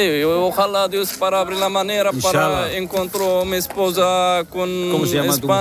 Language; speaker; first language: Spanish; non-native, learner; Arabic